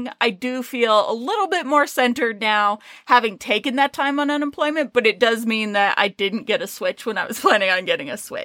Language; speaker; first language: English; native; English